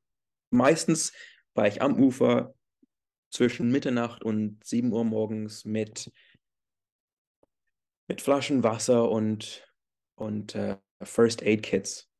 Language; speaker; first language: German; early bilingual, heritage; English